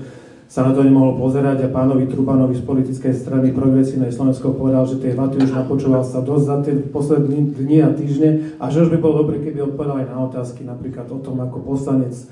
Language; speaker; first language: Slovak; native; Slovak